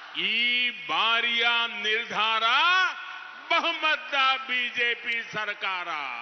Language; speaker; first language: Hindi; non-native, local second language; Gujarati